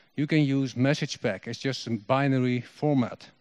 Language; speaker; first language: English; non-native, fluent; Dutch